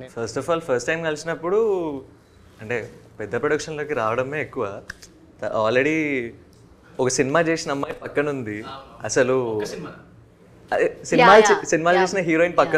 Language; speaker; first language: Telugu; native; Telugu